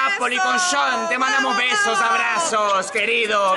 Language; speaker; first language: Spanish; native; Spanish